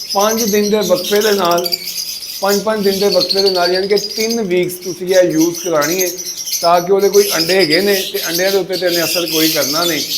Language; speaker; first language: Urdu; non-native, local second language; Punjabi